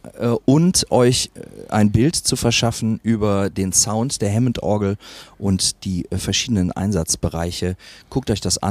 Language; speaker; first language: German; native; German